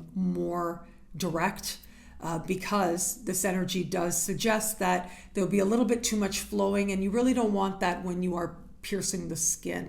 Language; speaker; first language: English; native; English